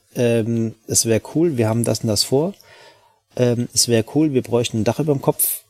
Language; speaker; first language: German; native; German